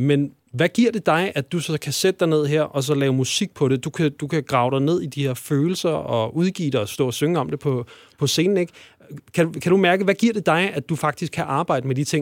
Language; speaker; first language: Danish; native; Danish